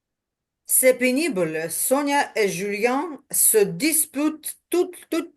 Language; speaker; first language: French; non-native, learner; Ukrainian